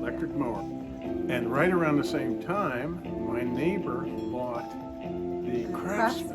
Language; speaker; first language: English; native; English